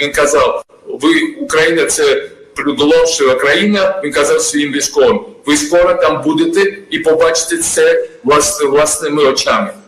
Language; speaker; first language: Ukrainian; non-native, learner; Georgian